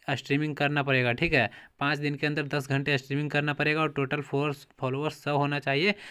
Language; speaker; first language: Hindi; native; Hindi